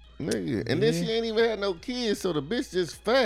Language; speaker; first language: English; native; English